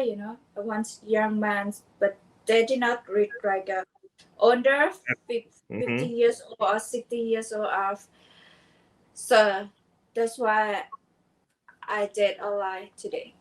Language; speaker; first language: English; non-native, learner; Thai